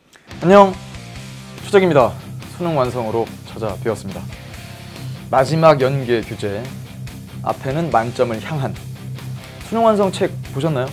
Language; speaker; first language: Korean; native; Korean